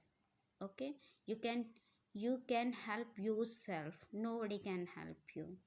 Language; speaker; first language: English; non-native, learner; Hindi